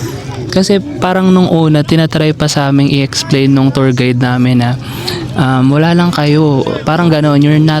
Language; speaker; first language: Filipino; native; Filipino